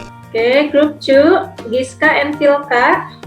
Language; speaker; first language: English; non-native, fluent; Indonesian